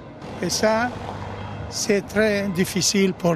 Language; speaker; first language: French; non-native, fluent; Arabic